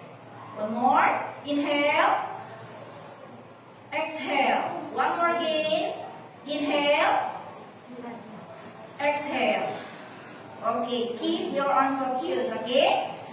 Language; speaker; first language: English; non-native, learner; Indonesian